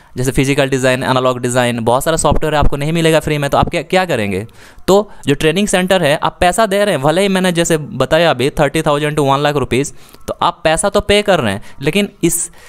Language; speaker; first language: Hindi; native; Hindi